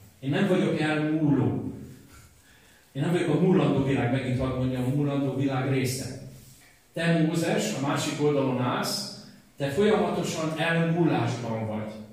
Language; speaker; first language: Hungarian; native; Hungarian